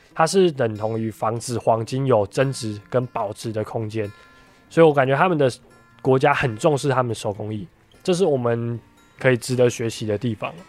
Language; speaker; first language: Chinese; native; Chinese